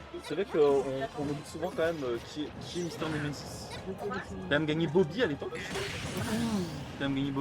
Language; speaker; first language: French; native; French